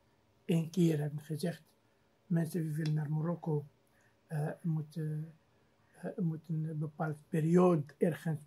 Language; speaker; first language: Dutch; non-native, fluent; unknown